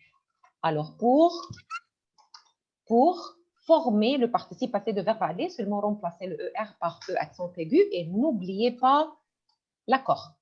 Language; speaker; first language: French; non-native, fluent; Arabic